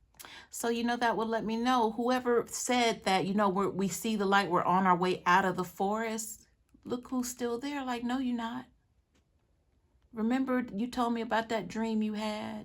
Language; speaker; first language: English; native; English